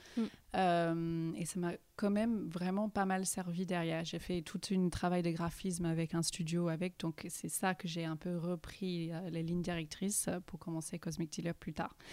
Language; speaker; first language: French; early bilingual, heritage; English